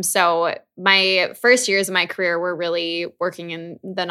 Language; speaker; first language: English; native; English